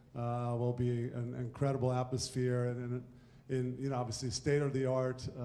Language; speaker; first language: English; non-native, fluent; German